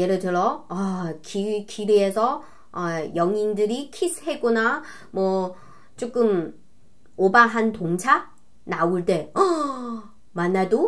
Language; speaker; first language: Korean; non-native, fluent; Chinese